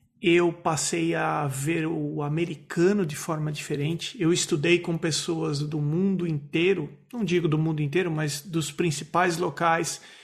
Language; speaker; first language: Portuguese; native; Portuguese